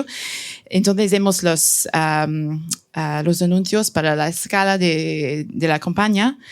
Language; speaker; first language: Spanish; non-native, fluent; French